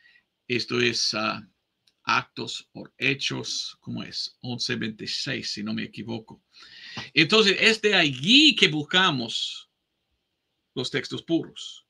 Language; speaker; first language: Spanish; non-native, fluent; English